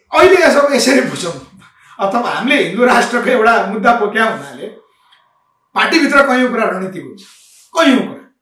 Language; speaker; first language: Nepali; native; Nepali